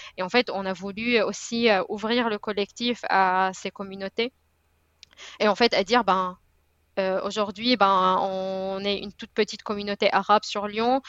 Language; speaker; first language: French; non-native, fluent; Arabic